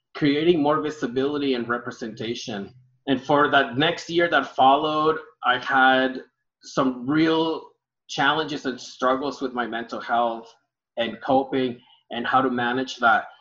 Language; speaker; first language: English; early bilingual, other home language; Spanish